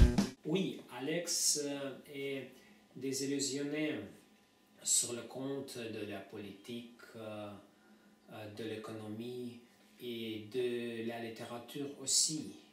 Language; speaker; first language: French; non-native, fluent; Russian